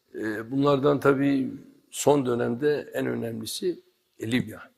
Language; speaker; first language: Turkish; native; Turkish